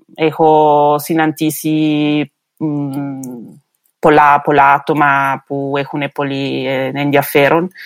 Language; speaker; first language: Greek; non-native, fluent; Italian